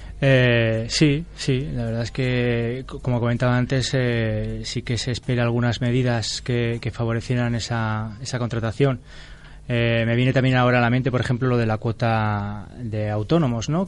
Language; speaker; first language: Spanish; native; Spanish